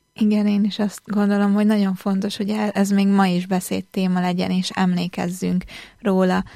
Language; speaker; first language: Hungarian; native; Hungarian